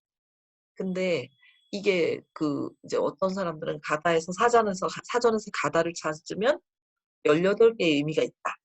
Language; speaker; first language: Korean; native; Korean